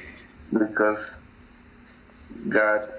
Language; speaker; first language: English; non-native, learner; Spanish